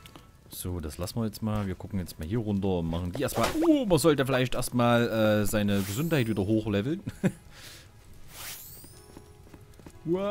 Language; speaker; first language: German; native; German